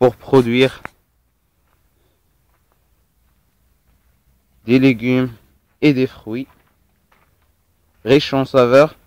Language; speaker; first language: French; non-native, local second language; Arabic